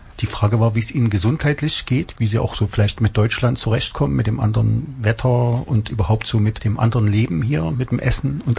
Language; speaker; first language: German; native; German